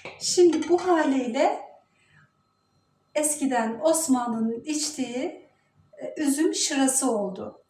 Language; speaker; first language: Turkish; native; Turkish